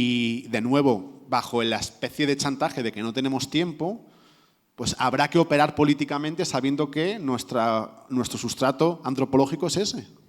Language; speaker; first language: Spanish; native; Spanish